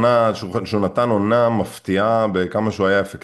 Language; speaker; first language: Hebrew; native; Hebrew